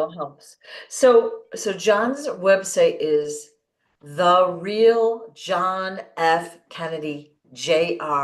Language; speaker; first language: English; native; English